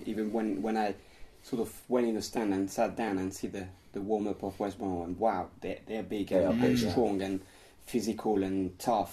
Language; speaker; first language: English; non-native, fluent; French